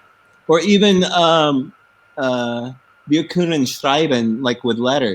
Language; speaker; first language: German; non-native, learner; English